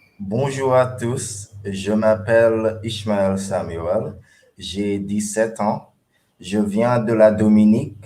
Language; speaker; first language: French; non-native, learner; English